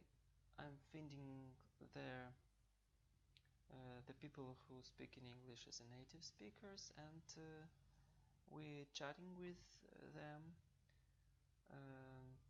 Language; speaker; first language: English; non-native, learner; Russian